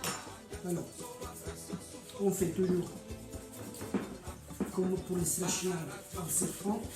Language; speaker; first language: French; non-native, fluent; Italian